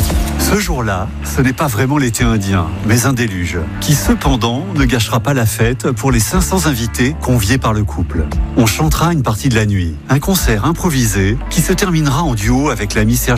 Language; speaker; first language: French; native; French